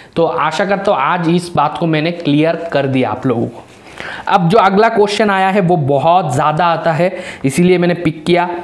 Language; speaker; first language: Hindi; non-native, local second language; Bangla